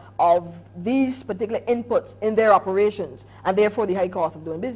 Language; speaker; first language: English; native; English